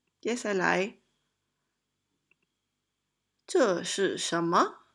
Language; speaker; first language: Chinese; non-native, local second language; Malay